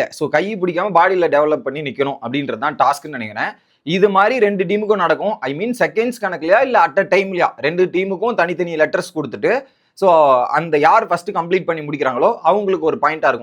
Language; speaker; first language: Tamil; native; Tamil